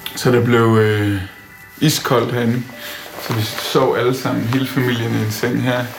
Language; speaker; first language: Danish; native; Danish